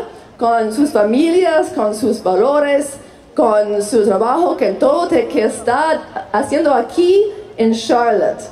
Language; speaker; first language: Spanish; non-native, fluent; English